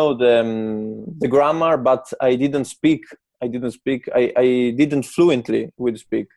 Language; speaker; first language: English; non-native, learner; Italian